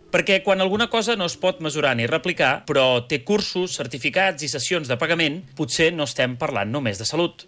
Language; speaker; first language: Catalan; native; Catalan